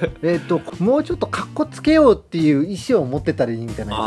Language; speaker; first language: Japanese; native; Japanese